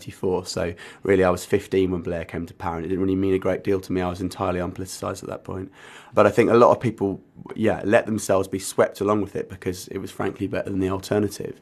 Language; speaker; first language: English; native; English